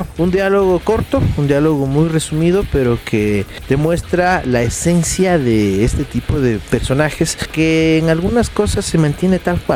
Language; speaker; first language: Spanish; native; Spanish